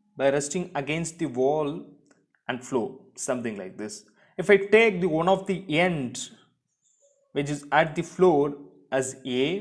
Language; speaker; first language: English; non-native, local second language; Tamil